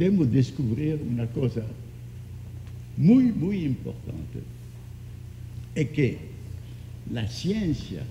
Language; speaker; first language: Spanish; non-native, fluent; French